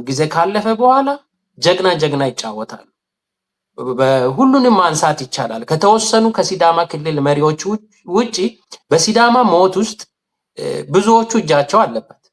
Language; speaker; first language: Amharic; non-native, local second language; Sidamo